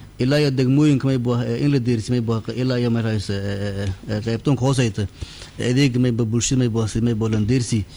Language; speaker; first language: Somali; non-native, local second language; Maay